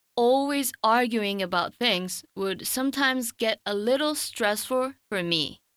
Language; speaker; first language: English; non-native, fluent; Japanese